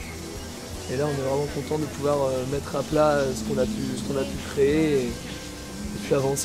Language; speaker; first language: French; native; French